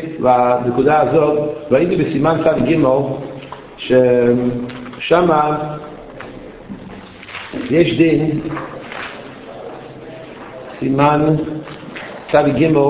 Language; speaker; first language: Hebrew; non-native, fluent; English